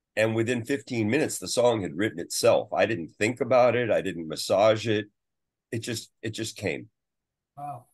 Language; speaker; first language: English; native; English